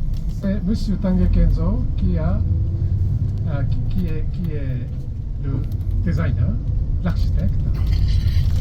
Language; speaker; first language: French; non-native, fluent; Japanese